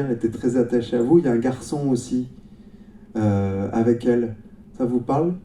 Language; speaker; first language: French; native; French